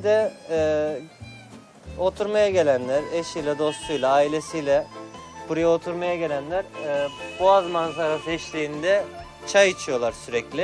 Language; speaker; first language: Turkish; native; Turkish